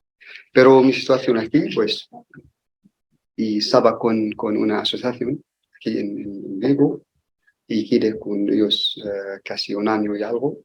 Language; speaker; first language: Spanish; non-native, learner; Arabic